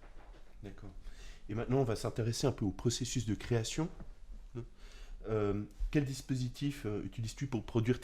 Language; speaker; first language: French; native; French